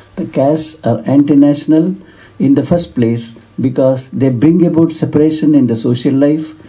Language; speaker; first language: English; non-native, local second language; Kannada